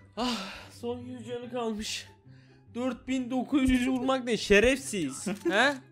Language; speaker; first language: Turkish; native; Turkish